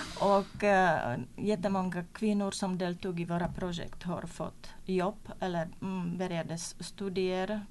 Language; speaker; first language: Swedish; non-native, fluent; Czech